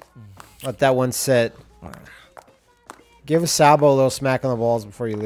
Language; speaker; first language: English; native; English